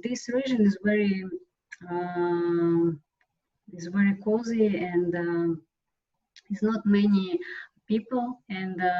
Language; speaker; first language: English; non-native, learner; Russian